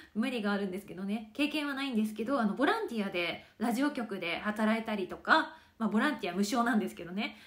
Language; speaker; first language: Japanese; native; Japanese